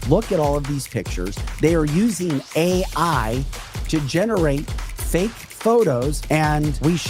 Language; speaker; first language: English; native; English